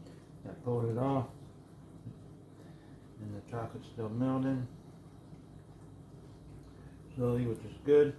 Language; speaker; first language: English; native; English